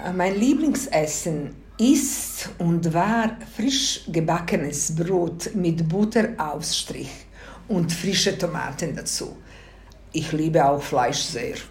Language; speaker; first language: German; non-native, fluent; Bosnian